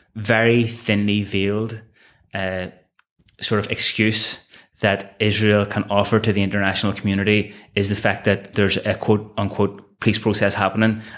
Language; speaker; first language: English; native; English